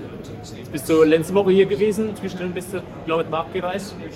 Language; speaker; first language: German; native; German